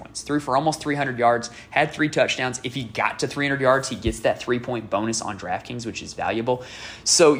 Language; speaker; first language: English; native; English